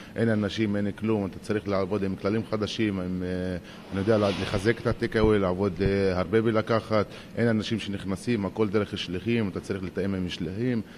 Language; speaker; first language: Hebrew; non-native, local second language; Arabic